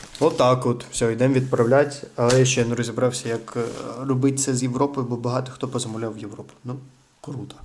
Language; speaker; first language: Ukrainian; non-native, local second language; Russian